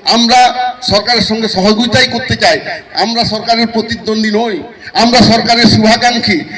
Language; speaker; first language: Bangla; non-native, local second language; Santali